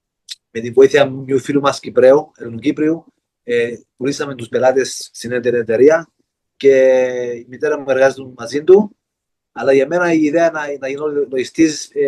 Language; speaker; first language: Greek; early bilingual, heritage; Greek